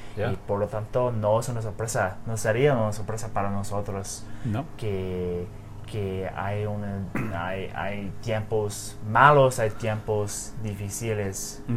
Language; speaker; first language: Spanish; non-native, learner; English